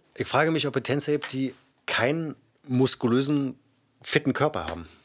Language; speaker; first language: German; native; German